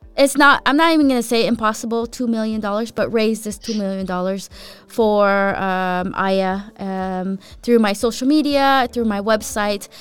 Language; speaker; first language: English; early bilingual, other home language; Filipino